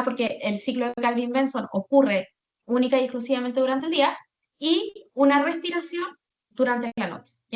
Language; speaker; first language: Spanish; native; Spanish